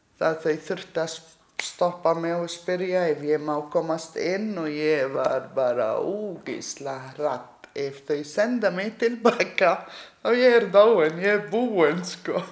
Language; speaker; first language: Icelandic; non-native, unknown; Arabic